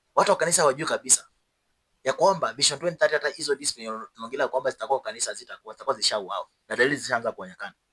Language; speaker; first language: Swahili; native; Swahili